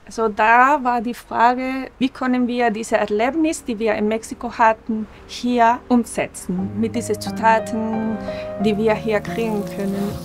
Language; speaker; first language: German; non-native, fluent; Spanish